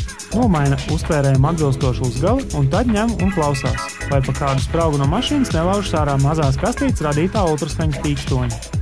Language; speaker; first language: Latvian; native; Latvian